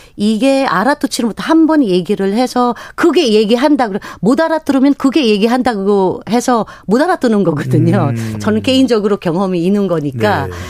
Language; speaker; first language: Korean; non-native, fluent; Filipino